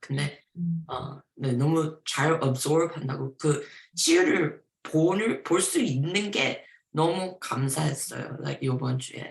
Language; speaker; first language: Korean; early bilingual, heritage; Korean